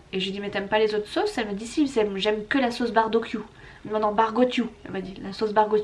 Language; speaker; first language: French; native; French